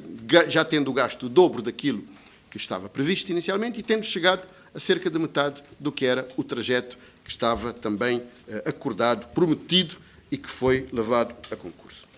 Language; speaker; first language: Portuguese; native; Portuguese